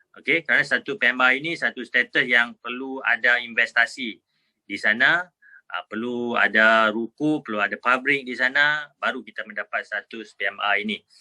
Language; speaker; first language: Malay; native; Malay